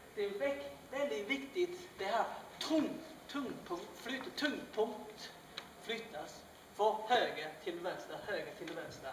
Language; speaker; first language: Swedish; non-native, learner; Chinese